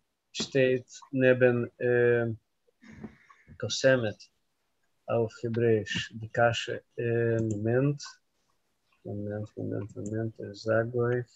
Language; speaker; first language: German; non-native, learner; Russian